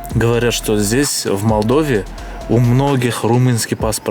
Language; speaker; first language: Russian; non-native, local second language; Kazakh